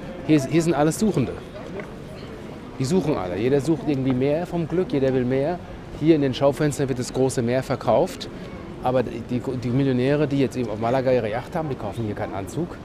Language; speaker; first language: German; native; German